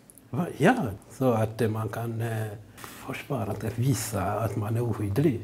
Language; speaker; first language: Swedish; non-native, learner; Kinyarwanda